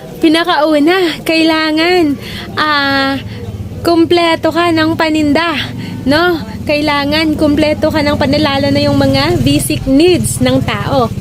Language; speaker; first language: Filipino; non-native, local second language; Hiligaynon